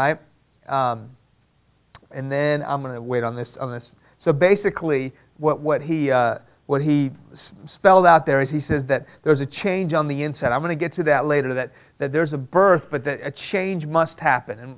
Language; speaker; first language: English; early bilingual, other home language; Persian